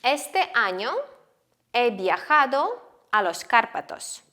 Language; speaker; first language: Spanish; non-native, fluent; Ukrainian